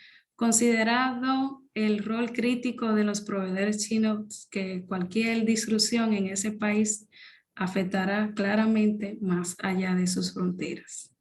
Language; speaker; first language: Spanish; native; Spanish